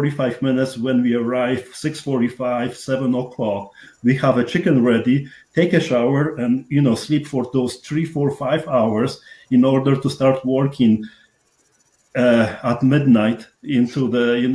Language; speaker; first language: English; non-native, fluent; Polish